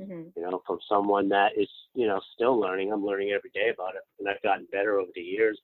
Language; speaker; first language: English; native; English